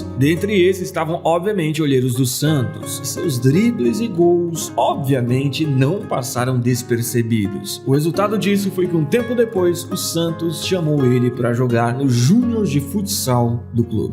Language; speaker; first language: Portuguese; native; Portuguese